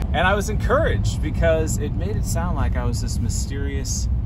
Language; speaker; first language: English; native; English